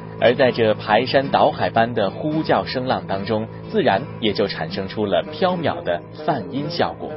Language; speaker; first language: Chinese; native; Chinese